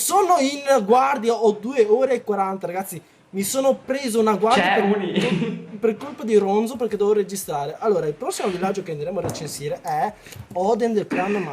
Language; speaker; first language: Italian; early bilingual, other home language; Chinese